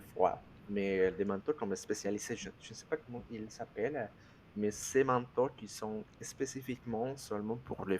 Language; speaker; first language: French; non-native, fluent; Spanish